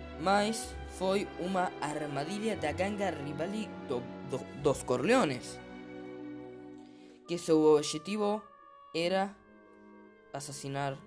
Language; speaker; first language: Portuguese; non-native, learner; Spanish